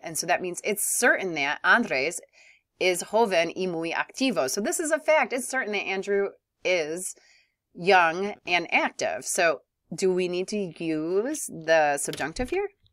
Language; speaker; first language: English; native; English